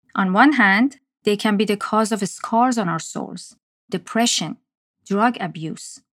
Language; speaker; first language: English; non-native, fluent; Persian